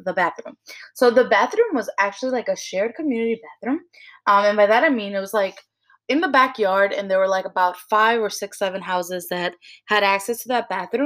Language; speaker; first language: English; early bilingual, other home language; Spanish